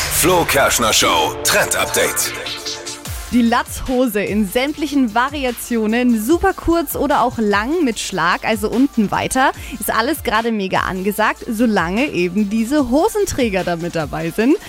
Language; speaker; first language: German; native; German